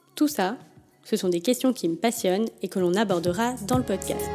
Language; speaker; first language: French; native; French